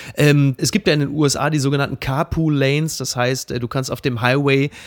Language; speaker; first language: German; native; German